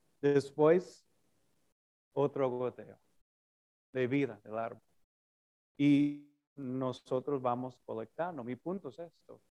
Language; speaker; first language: Spanish; non-native, fluent; English